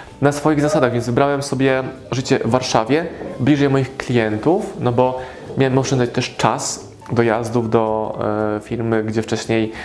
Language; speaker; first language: Polish; native; Polish